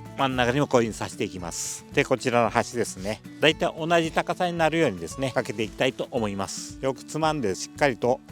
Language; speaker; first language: Japanese; native; Japanese